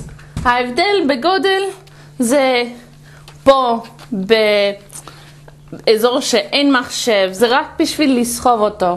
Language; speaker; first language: Hebrew; non-native, fluent; English